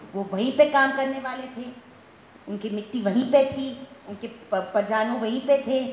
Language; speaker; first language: Hindi; non-native, local second language; Gujarati